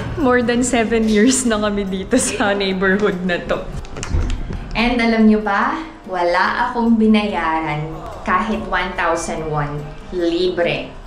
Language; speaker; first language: Filipino; native; Filipino